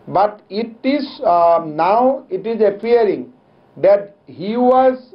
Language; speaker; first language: English; non-native, local second language; Assamese